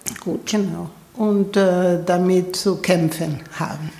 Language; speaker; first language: German; non-native, fluent; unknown